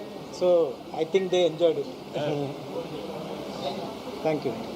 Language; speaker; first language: Telugu; non-native, learner; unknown